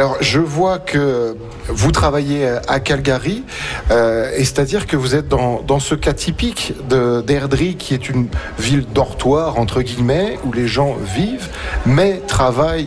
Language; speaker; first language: French; native; French